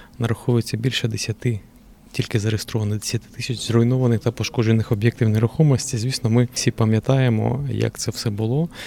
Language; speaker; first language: Ukrainian; native; Ukrainian